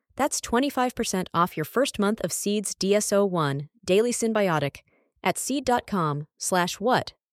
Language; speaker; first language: English; non-native, fluent; Portuguese